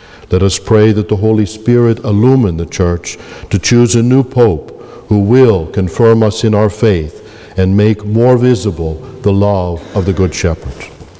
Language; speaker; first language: English; native; English